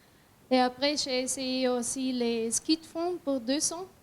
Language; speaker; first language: French; non-native, learner; German